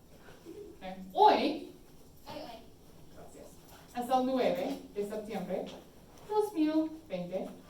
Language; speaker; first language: Spanish; non-native, fluent; English